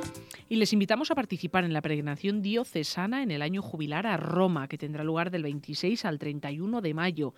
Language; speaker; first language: Spanish; native; Spanish